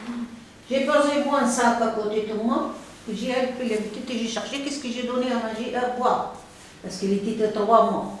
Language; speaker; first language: French; non-native, learner; Arabic